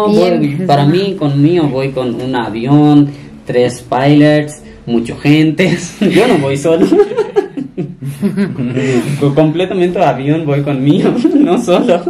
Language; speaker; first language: Spanish; non-native, learner; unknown